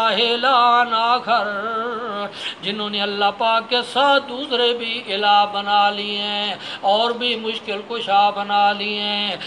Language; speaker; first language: Urdu; non-native, local second language; Punjabi